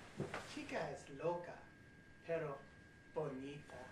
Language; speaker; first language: Spanish; non-native, learner; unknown